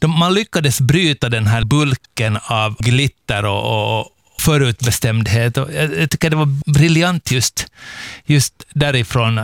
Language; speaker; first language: Swedish; native; Swedish